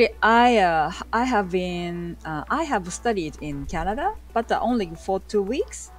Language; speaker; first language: English; non-native, learner; Japanese